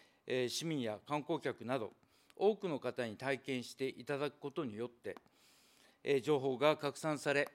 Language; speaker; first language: Japanese; native; Japanese